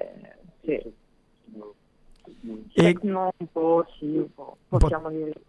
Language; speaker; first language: Italian; non-native, learner; French